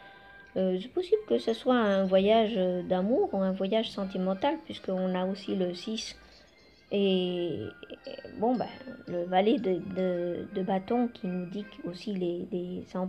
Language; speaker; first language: French; non-native, fluent; Spanish